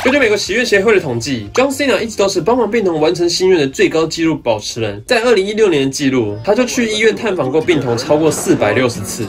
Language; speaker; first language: Chinese; native; Chinese